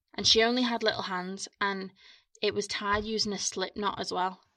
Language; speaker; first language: English; native; English